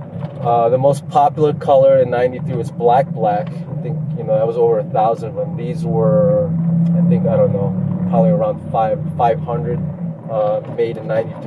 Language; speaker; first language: English; native; English